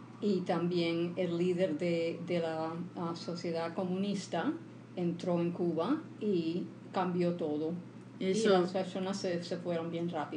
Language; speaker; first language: Spanish; early bilingual, heritage; Spanish